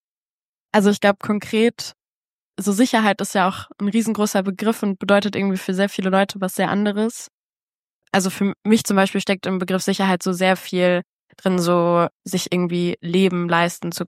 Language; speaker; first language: German; native; German